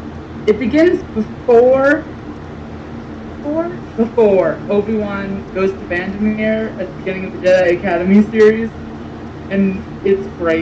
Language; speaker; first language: English; native; English